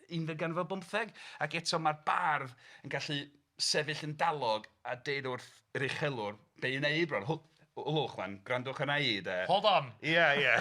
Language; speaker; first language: Welsh; native; Welsh